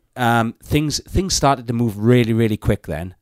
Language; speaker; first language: English; native; English